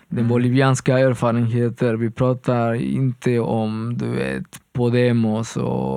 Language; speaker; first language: Swedish; non-native, fluent; Spanish